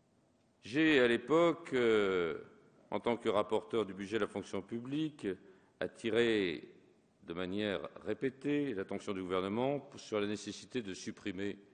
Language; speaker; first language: French; native; French